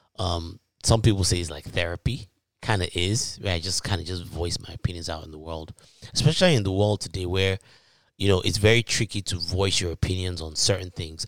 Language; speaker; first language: English; non-native, local second language; Yoruba